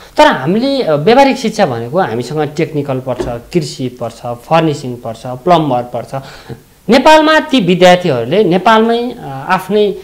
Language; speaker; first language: Nepali; native; Nepali